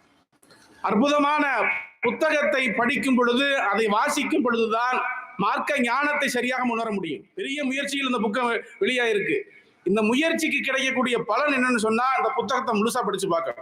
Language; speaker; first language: Tamil; native; Tamil